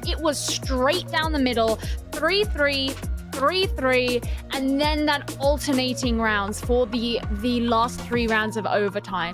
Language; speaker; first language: English; native; English